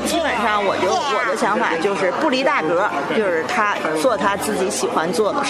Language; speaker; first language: Chinese; native; Chinese